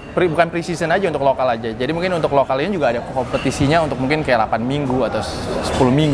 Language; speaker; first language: Indonesian; native; Indonesian